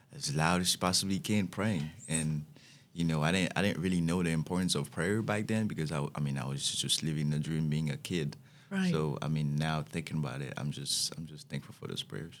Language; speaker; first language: English; non-native, fluent; Haitian Creole